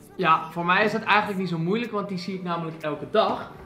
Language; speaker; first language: Dutch; native; Dutch